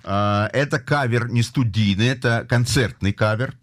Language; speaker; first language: Russian; native; Russian